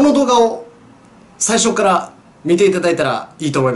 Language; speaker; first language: Japanese; native; Japanese